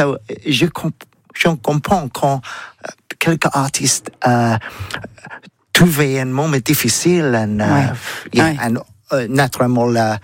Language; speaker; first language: French; non-native, learner; English